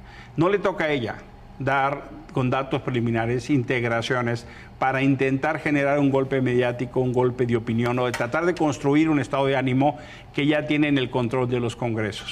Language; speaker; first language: Spanish; native; Spanish